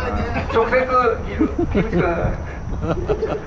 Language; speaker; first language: Japanese; native; Japanese